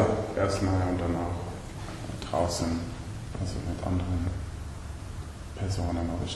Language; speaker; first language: German; non-native, learner; Swedish